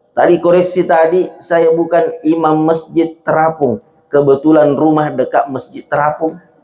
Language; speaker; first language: Indonesian; non-native, local second language; Buginese